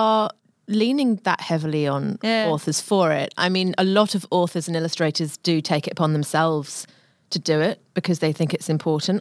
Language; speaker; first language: English; native; English